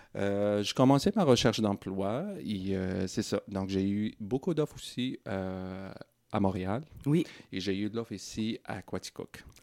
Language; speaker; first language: French; non-native, local second language; Arabic